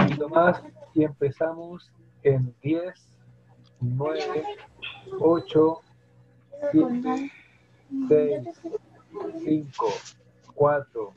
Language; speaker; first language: Spanish; native; Spanish